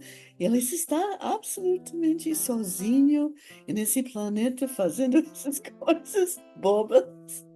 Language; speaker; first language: Portuguese; non-native, fluent; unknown